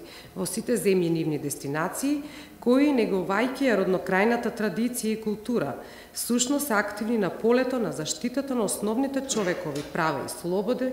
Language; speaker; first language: Macedonian; native; Macedonian